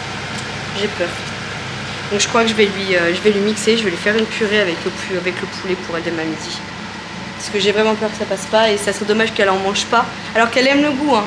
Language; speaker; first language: French; native; French